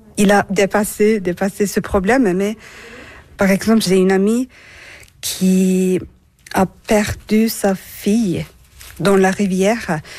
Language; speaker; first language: French; non-native, learner; Turkish